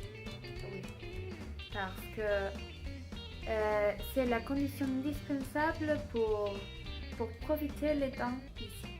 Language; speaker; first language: French; non-native, learner; Spanish